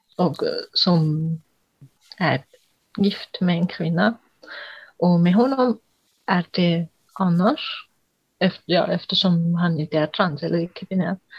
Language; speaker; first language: Swedish; non-native, fluent; German